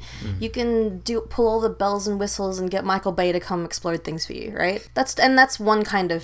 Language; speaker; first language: English; native; English